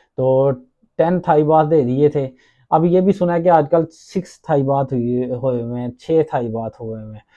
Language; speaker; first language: Urdu; non-native, local second language; Punjabi